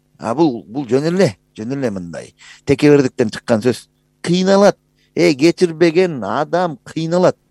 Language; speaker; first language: Kyrgyz; native; Kyrgyz